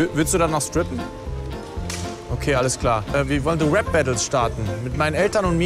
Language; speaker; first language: German; native; German